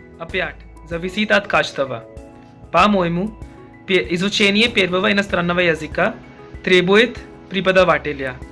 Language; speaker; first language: Russian; non-native, fluent; Hindi